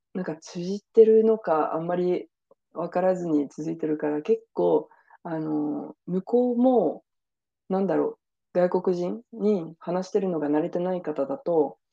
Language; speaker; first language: Japanese; non-native, fluent; French